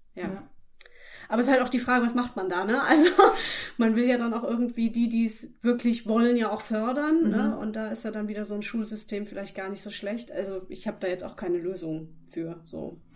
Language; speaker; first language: German; native; German